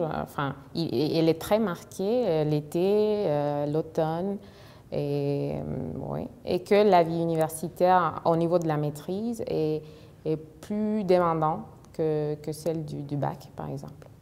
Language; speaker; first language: French; non-native, fluent; Spanish